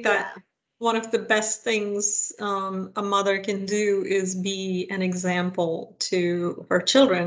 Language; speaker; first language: English; non-native, local second language; Hindi